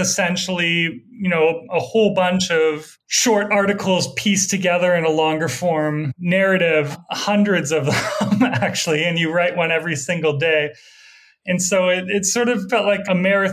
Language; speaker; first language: English; native; English